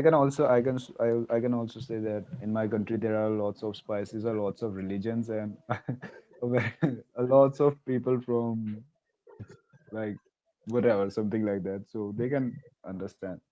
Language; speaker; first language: English; non-native, local second language; Hindi